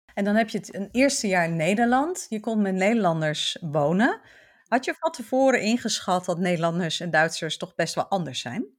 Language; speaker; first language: Dutch; native; Dutch